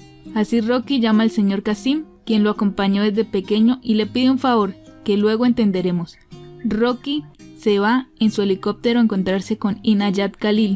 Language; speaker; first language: Spanish; native; Spanish